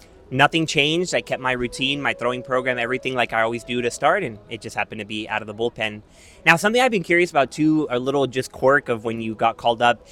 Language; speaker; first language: English; native; English